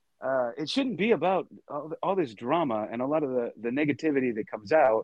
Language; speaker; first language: English; native; English